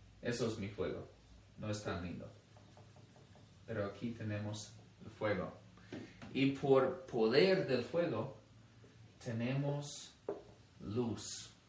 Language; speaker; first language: Spanish; non-native, fluent; English